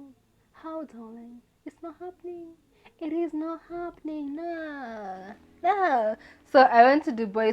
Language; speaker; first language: English; non-native, local second language; Swahili